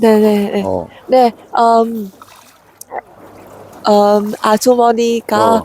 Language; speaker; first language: Korean; non-native, learner; Vietnamese